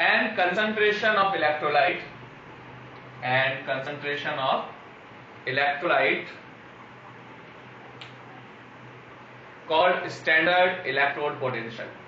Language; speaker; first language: English; non-native, local second language; Hindi